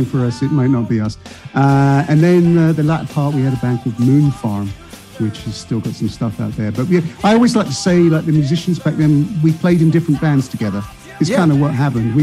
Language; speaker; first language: English; native; English